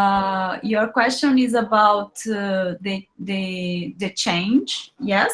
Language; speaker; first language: English; non-native, learner; Portuguese